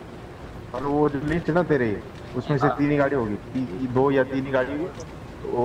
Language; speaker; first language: Hindi; native; Hindi